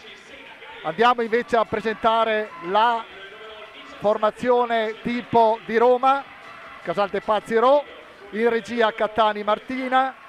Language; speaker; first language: Italian; native; Italian